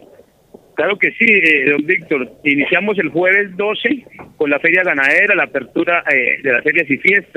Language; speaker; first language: Spanish; native; Spanish